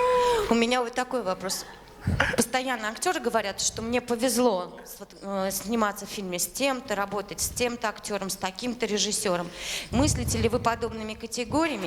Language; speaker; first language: Russian; native; Russian